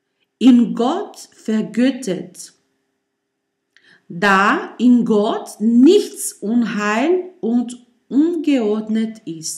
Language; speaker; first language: German; non-native, learner; Portuguese